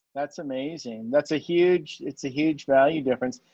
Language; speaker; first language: English; native; English